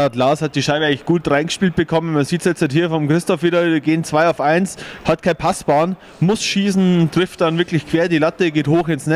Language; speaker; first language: German; native; German